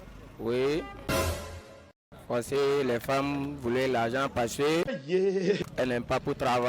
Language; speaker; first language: French; non-native, local second language; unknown